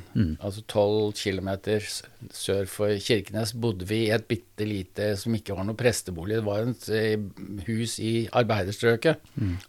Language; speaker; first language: Norwegian; native; Norwegian